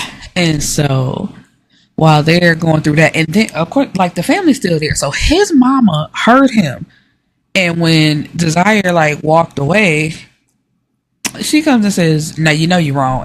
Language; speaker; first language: English; native; English